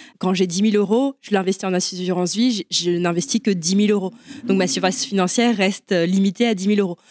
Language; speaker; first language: French; early bilingual, other home language; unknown